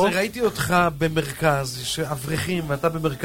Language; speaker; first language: Hebrew; native; Hebrew